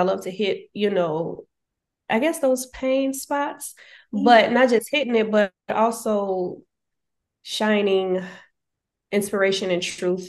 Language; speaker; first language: English; native; English